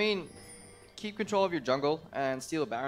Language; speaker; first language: English; native; English